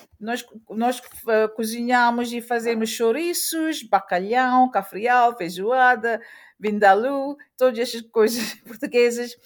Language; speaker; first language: Portuguese; early bilingual, heritage; Portuguese